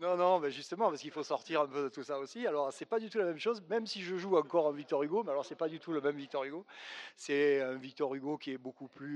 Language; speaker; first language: French; native; French